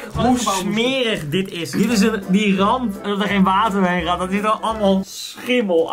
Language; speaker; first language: Dutch; native; Dutch